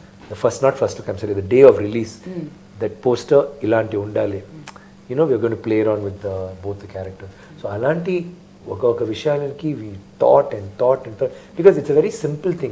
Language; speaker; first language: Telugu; non-native, learner; Tamil